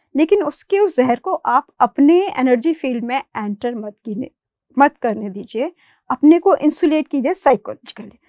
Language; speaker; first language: Hindi; native; Hindi